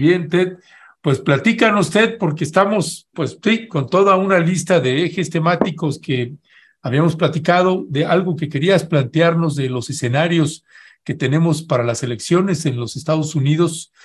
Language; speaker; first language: Spanish; native; Spanish